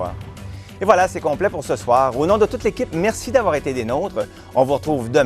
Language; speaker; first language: French; native; French